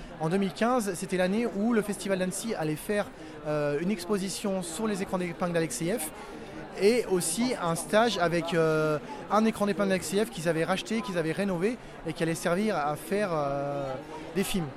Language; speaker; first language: French; native; French